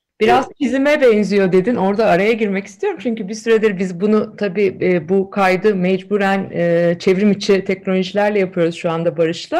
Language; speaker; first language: Turkish; native; Turkish